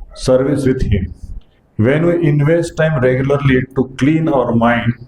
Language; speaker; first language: English; non-native, local second language; Hindi